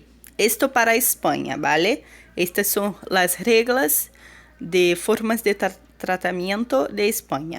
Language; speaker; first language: Spanish; non-native, fluent; Portuguese